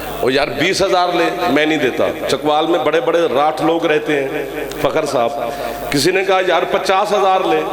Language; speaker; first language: Urdu; non-native, local second language; Punjabi